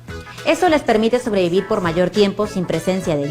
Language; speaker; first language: Spanish; native; Spanish